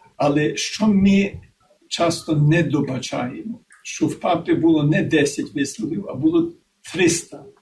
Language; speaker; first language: Ukrainian; early bilingual, heritage; Ukrainian